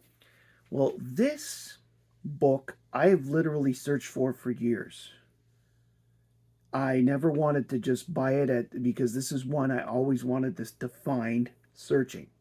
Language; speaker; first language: English; native; English